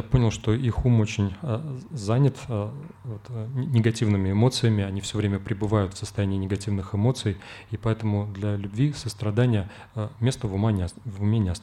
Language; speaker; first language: Russian; native; Russian